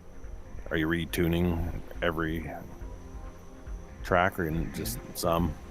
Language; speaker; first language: English; native; English